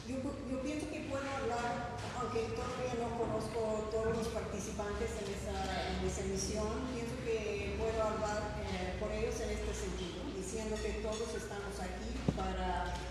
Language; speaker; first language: Spanish; non-native, fluent; English